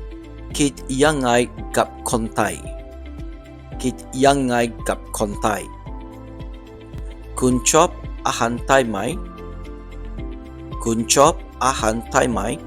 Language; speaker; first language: Thai; non-native, learner; English